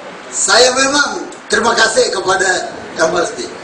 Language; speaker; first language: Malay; non-native, local second language; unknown